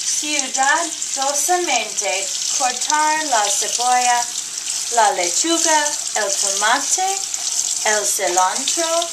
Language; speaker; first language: Spanish; non-native, learner; English